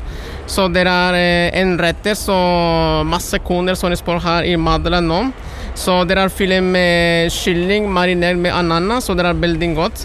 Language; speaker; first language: Norwegian; non-native, learner; Spanish